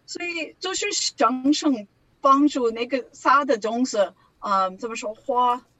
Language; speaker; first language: Chinese; non-native, learner; English